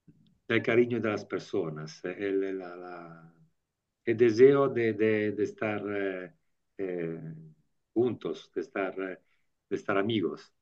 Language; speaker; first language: Spanish; non-native, learner; Italian